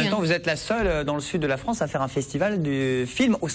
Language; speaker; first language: French; native; French